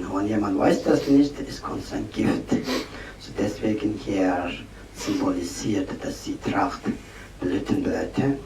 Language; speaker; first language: German; non-native, learner; Tibetan